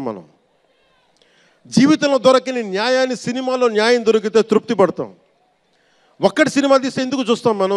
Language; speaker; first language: Telugu; native; Telugu